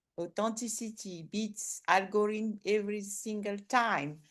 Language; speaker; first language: English; non-native, learner; French